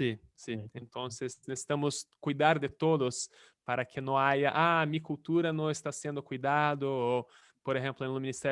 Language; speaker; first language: Spanish; non-native, fluent; Portuguese